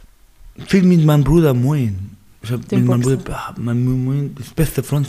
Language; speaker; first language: German; non-native, learner; Baluchi